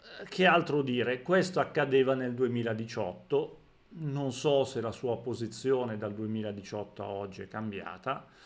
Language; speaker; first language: Italian; native; Italian